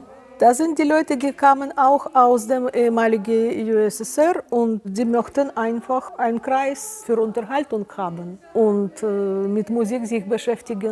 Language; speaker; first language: German; non-native, fluent; Russian